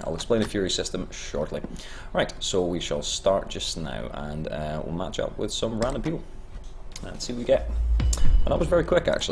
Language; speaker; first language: English; native; English